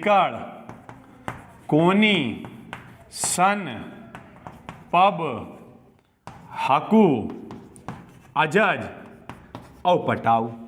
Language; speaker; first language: Hindi; native; Hindi